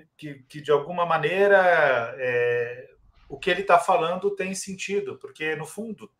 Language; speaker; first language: Portuguese; native; Portuguese